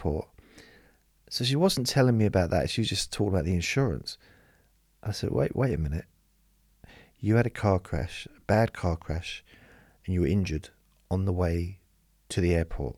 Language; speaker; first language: English; native; English